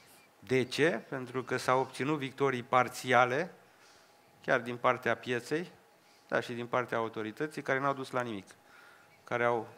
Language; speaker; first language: Romanian; native; Romanian